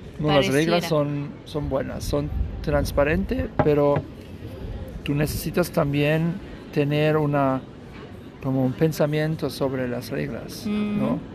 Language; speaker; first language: Spanish; non-native, learner; German